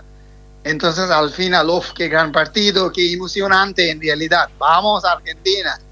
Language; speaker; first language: Spanish; non-native, fluent; Bangla